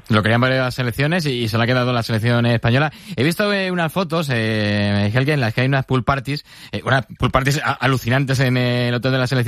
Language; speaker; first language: Spanish; native; Spanish